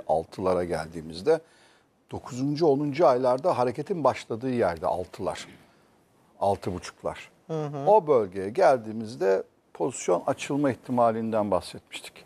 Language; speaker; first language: Turkish; native; Turkish